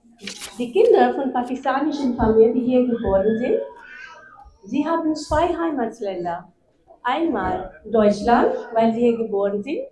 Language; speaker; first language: German; non-native, fluent; Urdu